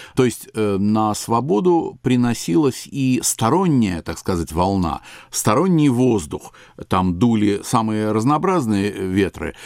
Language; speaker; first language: Russian; native; Russian